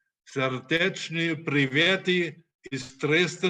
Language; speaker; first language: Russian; non-native, learner; German